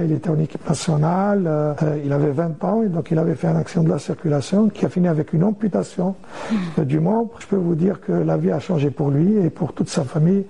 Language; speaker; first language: French; non-native, local second language; Arabic